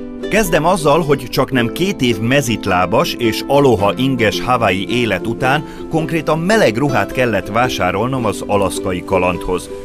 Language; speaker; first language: Hungarian; native; Hungarian